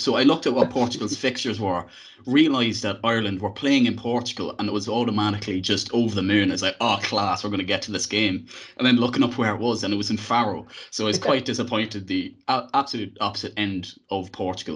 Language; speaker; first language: English; native; English